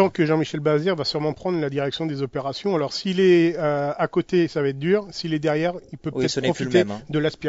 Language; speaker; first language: French; native; French